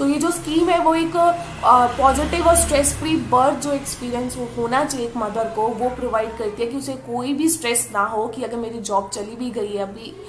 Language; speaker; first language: Hindi; native; Hindi